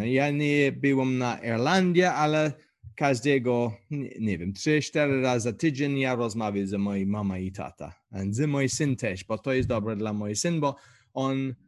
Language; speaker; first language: Polish; non-native, learner; English